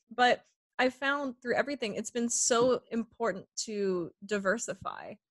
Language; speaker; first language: English; native; English